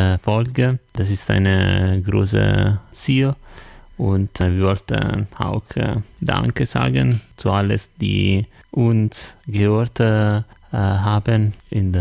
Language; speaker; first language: German; non-native, learner; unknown